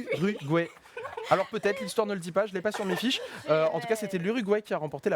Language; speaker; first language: French; native; French